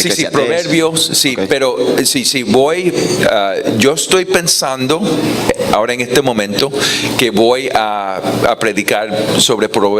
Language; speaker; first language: Spanish; non-native, fluent; English